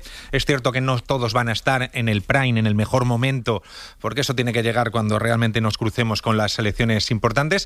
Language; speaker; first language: Spanish; native; Spanish